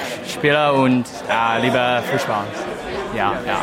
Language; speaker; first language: German; non-native, learner; English